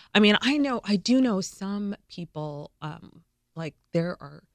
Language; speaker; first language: English; native; English